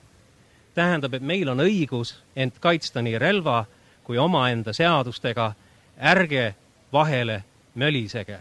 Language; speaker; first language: Estonian; early bilingual, heritage; Estonian